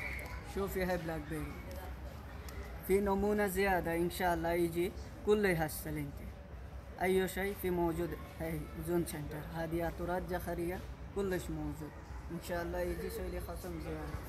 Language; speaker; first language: Arabic; non-native, learner; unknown